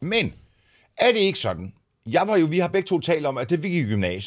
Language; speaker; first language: Danish; native; Danish